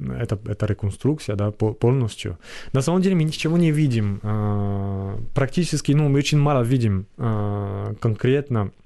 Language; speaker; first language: Russian; non-native, fluent; French